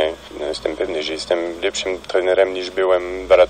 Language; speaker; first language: Polish; non-native, fluent; French